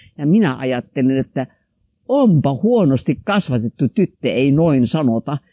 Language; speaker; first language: Finnish; non-native, local second language; Swedish